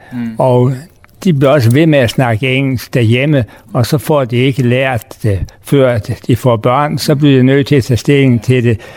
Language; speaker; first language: Danish; native; Danish